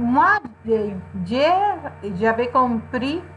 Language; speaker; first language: French; non-native, fluent; Spanish